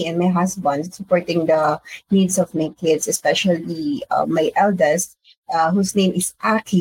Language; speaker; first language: English; non-native, local second language; Filipino